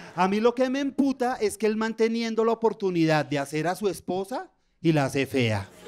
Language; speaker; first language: Spanish; native; Spanish